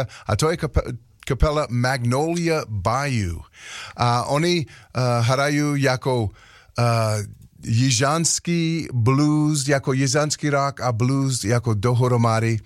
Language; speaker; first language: Slovak; non-native, learner; English